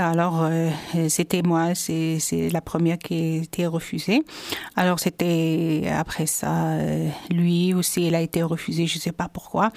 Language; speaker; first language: French; non-native, local second language; Arabic